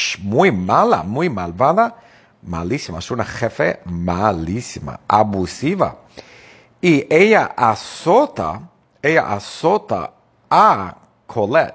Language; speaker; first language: Spanish; non-native, fluent; English